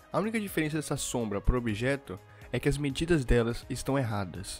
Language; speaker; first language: Portuguese; native; Portuguese